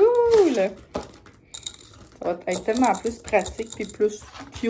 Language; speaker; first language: French; native; French